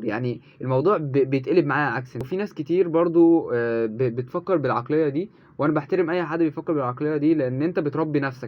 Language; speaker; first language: Arabic; native; Arabic